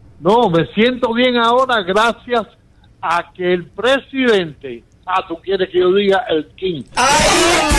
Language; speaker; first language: Spanish; early bilingual, heritage; Spanish